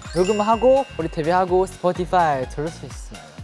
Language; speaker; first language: Korean; non-native, learner; Chinese